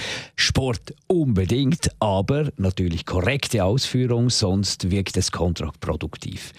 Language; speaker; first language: German; native; German